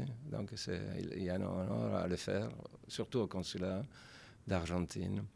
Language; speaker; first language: French; non-native, fluent; Spanish